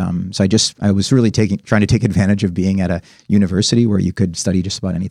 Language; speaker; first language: English; native; English